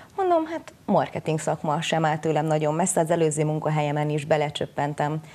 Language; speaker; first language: Hungarian; native; Hungarian